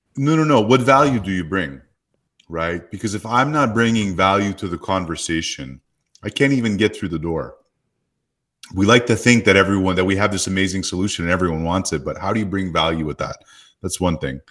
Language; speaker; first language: English; native; English